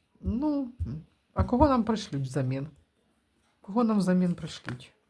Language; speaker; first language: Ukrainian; non-native, local second language; Russian